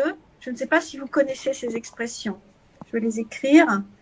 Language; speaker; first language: French; native; French